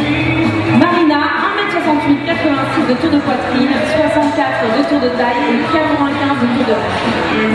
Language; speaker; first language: French; native; French